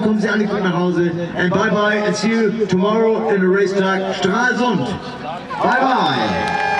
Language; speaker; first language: English; non-native, fluent; German